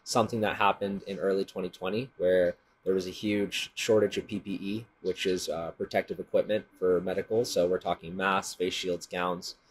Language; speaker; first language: English; native; English